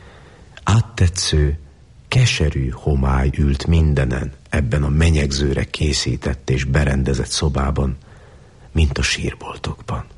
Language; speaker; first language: Hungarian; native; Hungarian